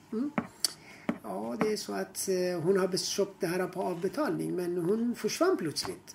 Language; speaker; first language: Swedish; non-native, fluent; Persian